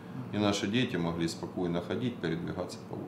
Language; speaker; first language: Russian; native; Russian